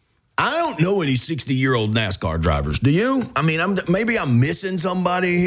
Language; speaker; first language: English; native; English